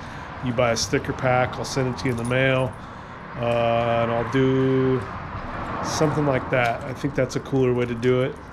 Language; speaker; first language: English; native; English